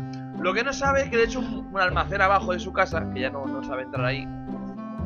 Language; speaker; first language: Spanish; native; Spanish